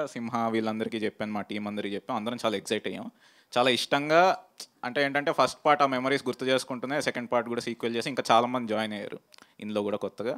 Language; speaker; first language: Telugu; native; Telugu